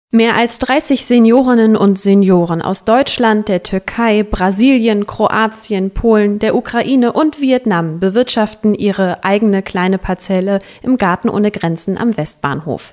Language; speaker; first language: German; native; German